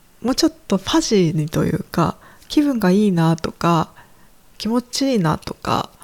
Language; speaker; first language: Japanese; native; Japanese